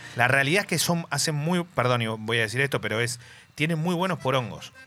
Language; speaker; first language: Spanish; native; Spanish